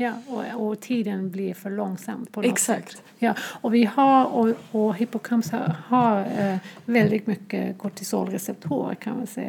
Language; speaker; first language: Swedish; non-native, fluent; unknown